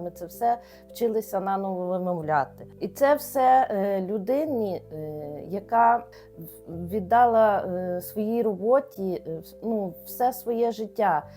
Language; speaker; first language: Ukrainian; native; Ukrainian